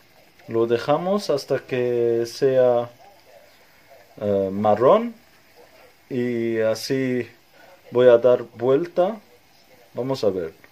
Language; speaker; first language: Spanish; non-native, fluent; Arabic